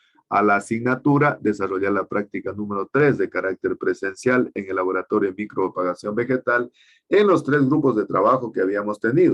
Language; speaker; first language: Spanish; native; Spanish